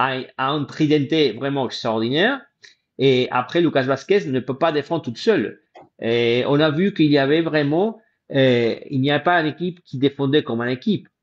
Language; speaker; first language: French; non-native, fluent; Spanish